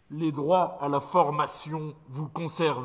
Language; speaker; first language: French; native; French